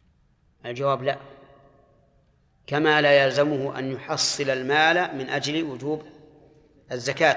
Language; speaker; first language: Arabic; native; Arabic